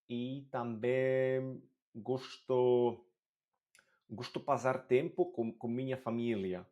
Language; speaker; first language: Portuguese; non-native, learner; Polish